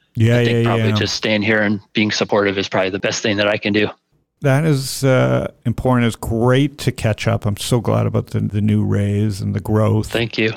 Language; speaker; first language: English; native; English